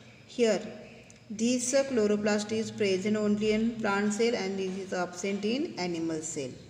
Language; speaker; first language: English; non-native, local second language; Marathi